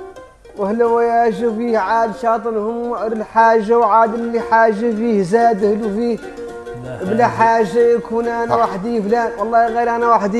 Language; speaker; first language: Arabic; native; Arabic